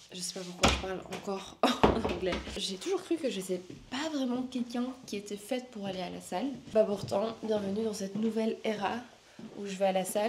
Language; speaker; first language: French; native; French